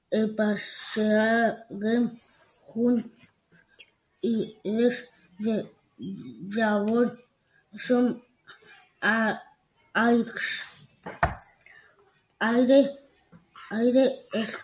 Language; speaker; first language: Catalan; non-native, local second language; Spanish